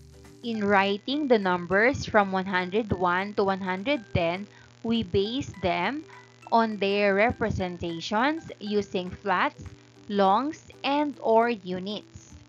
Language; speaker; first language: English; non-native, local second language; Filipino